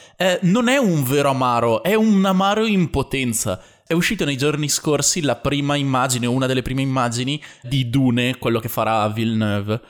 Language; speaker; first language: Italian; native; Italian